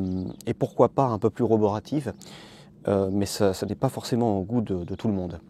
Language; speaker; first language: French; native; French